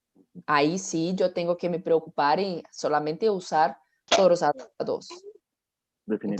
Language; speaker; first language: Spanish; non-native, fluent; Portuguese